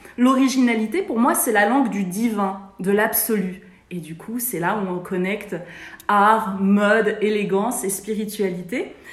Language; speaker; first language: French; native; French